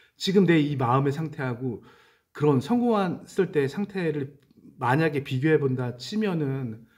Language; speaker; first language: Korean; native; Korean